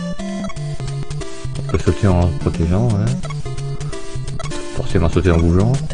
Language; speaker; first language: French; native; French